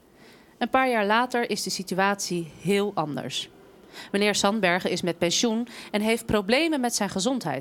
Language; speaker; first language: Dutch; native; Dutch